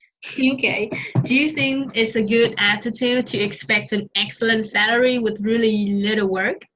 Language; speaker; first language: English; non-native, fluent; Vietnamese